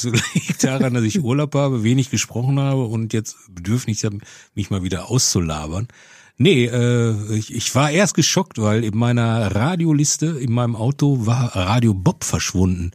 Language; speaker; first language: German; native; German